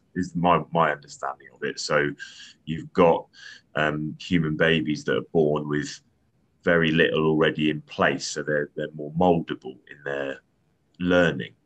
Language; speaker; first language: English; native; English